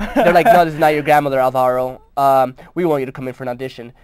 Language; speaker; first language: English; native; English